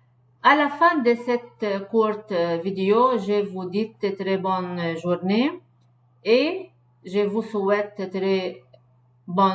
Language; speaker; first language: French; non-native, learner; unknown